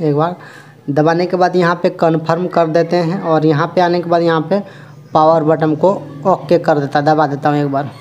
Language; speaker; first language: Hindi; native; Hindi